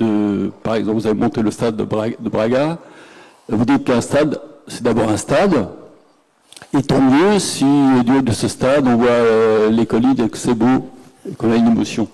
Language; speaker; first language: French; native; French